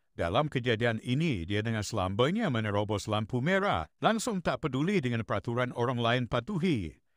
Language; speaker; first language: Malay; native; Malay